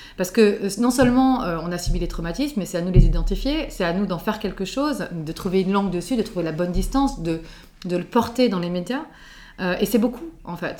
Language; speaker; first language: French; native; French